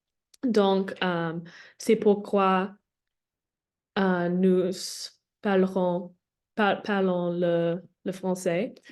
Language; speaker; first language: French; non-native, learner; English